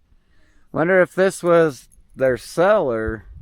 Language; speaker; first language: English; native; English